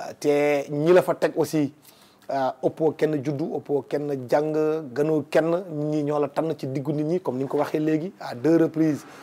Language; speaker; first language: Wolof; non-native, local second language; Fula